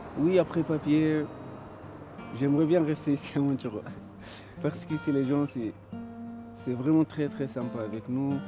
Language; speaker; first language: French; non-native, learner; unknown